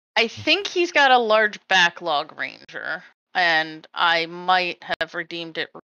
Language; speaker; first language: English; native; English